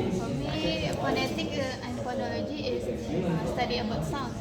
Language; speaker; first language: English; non-native, learner; Indonesian